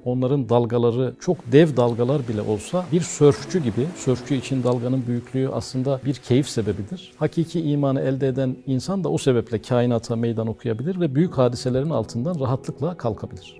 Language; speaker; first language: Turkish; native; Turkish